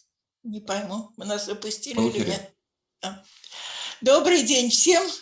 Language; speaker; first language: Russian; native; Russian